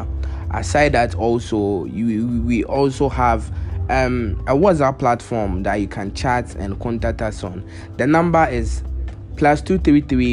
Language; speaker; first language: English; non-native, local second language; Akan